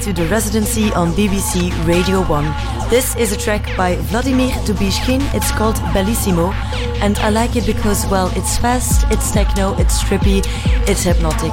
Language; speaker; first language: English; non-native, fluent; Dutch